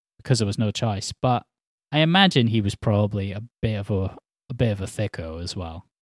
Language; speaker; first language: English; native; English